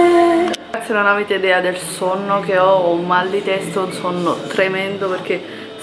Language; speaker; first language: Italian; native; Italian